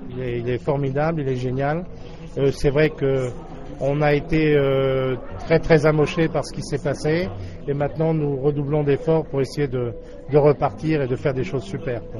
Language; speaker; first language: French; native; French